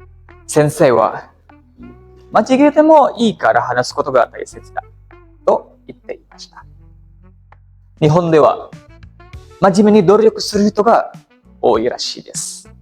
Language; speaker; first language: Japanese; non-native, learner; Indonesian